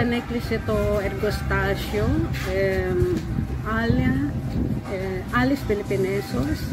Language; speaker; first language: Greek; non-native, learner; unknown